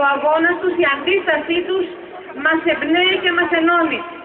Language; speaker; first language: Greek; native; Greek